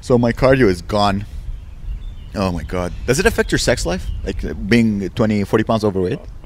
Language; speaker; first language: English; native; English